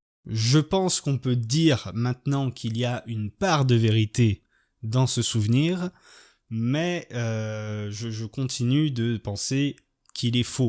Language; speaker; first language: French; native; French